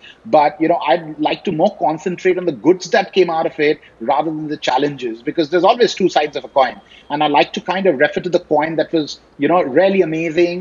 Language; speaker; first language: English; non-native, local second language; Hindi